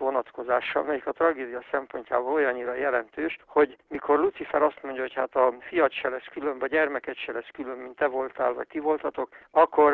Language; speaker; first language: Hungarian; native; Hungarian